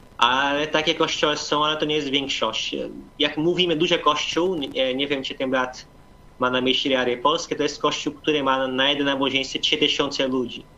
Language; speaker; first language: Polish; non-native, fluent; Portuguese